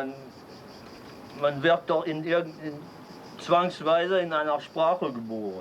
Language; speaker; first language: German; non-native, fluent; French